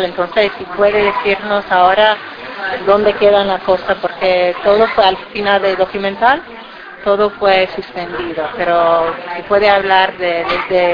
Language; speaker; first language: Spanish; non-native, fluent; English